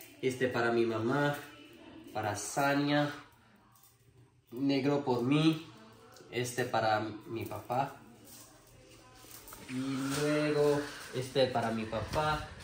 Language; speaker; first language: Spanish; non-native, learner; Urdu